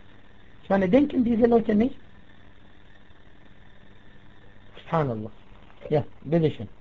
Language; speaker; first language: German; non-native, fluent; Arabic